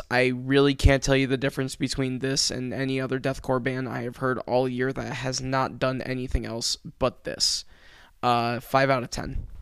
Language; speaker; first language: English; early bilingual, other home language; Spanish